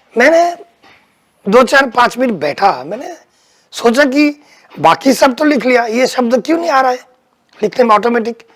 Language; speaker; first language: Hindi; non-native, local second language; Bangla